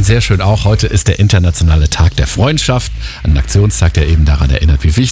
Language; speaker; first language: German; native; German